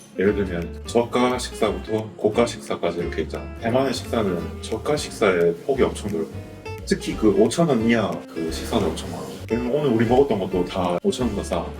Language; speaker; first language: Korean; native; Korean